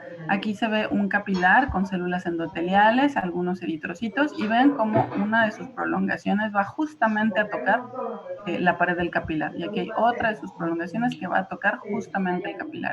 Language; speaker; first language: Spanish; native; Spanish